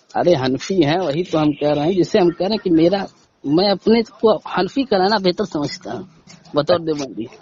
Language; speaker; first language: Hindi; native; Hindi